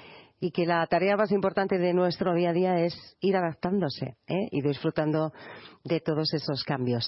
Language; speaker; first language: Spanish; native; Spanish